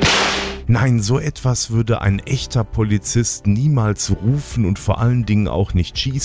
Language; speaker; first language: German; native; German